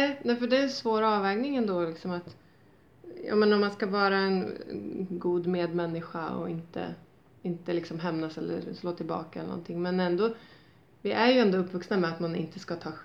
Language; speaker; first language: Swedish; native; Swedish